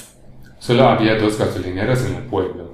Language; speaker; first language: Spanish; non-native, learner; English